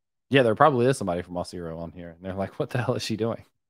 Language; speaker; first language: English; native; English